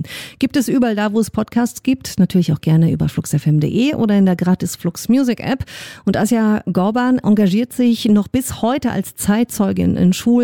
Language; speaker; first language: German; native; German